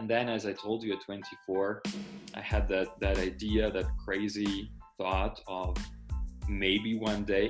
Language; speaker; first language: English; non-native, fluent; Russian